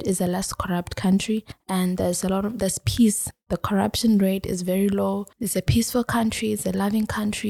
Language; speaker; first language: English; non-native, local second language; Tswana